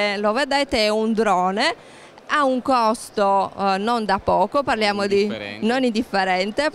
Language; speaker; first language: Italian; native; Italian